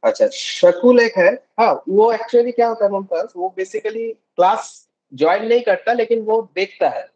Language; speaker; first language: Hindi; non-native, local second language; Bangla